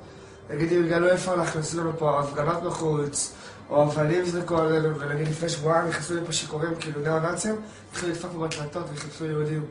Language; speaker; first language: Hebrew; native; Hebrew